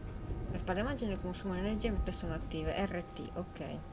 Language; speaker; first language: Italian; native; Italian